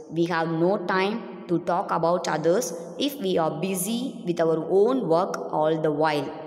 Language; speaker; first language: English; non-native, local second language; Tamil